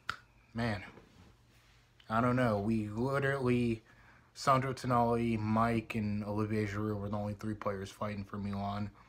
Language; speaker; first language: English; native; English